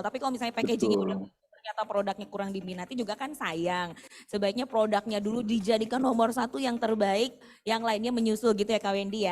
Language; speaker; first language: Indonesian; native; Indonesian